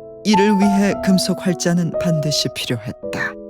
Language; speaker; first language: Korean; native; Korean